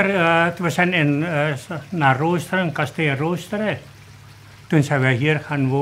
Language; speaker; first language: Dutch; early bilingual, other home language; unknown